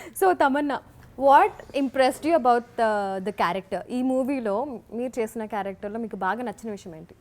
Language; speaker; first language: Telugu; native; Telugu